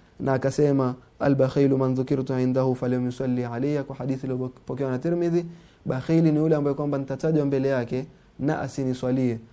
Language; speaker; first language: Swahili; native; Swahili